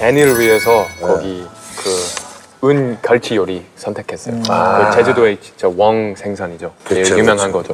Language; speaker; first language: Korean; non-native, fluent; English